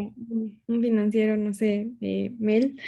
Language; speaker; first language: Spanish; native; Spanish